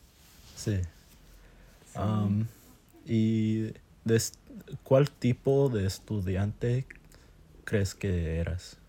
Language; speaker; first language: Spanish; early bilingual, heritage; Spanish